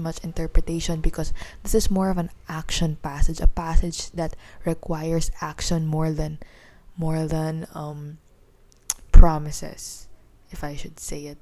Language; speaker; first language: English; non-native, local second language; Filipino